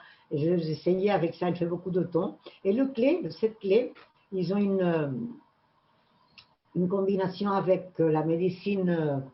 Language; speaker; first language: French; non-native, learner; Spanish